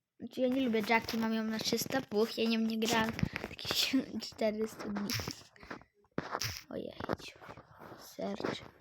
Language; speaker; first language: Polish; native; Polish